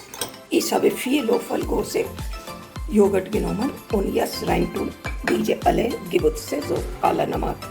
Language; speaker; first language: German; non-native, learner; Hindi